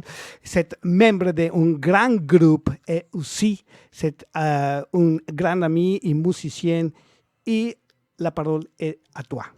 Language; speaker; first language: French; non-native, learner; Spanish